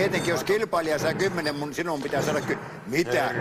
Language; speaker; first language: Finnish; native; Finnish